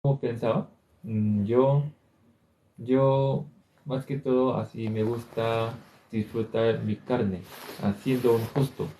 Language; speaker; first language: Spanish; non-native, learner; Korean